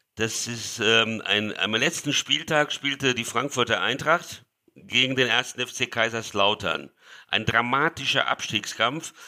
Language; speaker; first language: German; early bilingual, other home language; Hungarian